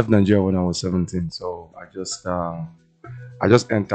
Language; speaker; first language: English; non-native, local second language; Igbo